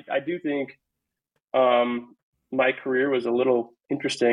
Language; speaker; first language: English; native; English